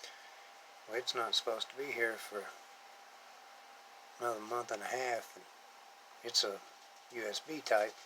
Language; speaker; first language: English; native; English